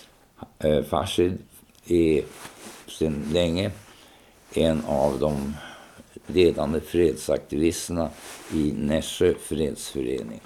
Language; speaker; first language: Swedish; native; Swedish